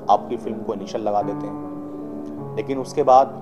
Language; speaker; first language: Hindi; native; Hindi